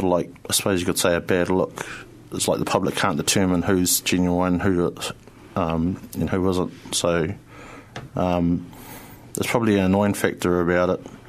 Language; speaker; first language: English; native; English